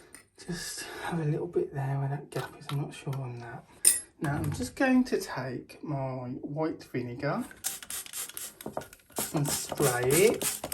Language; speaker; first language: English; native; English